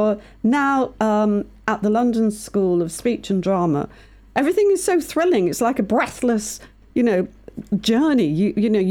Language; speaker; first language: English; native; English